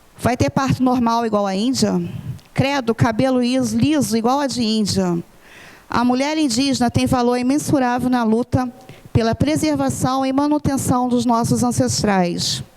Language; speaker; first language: Portuguese; non-native, fluent; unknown